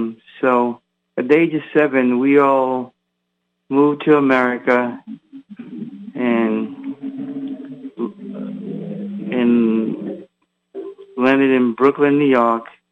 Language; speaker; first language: English; early bilingual, other home language; Haitian Creole